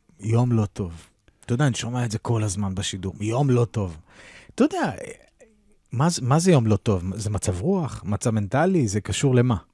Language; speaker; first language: Hebrew; native; Hebrew